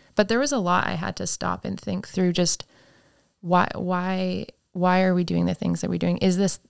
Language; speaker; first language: English; native; English